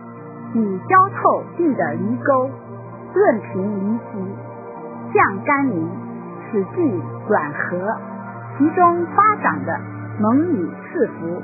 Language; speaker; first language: Chinese; native; Chinese